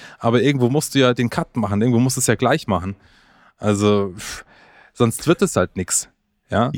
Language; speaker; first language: German; early bilingual, other home language; Croatian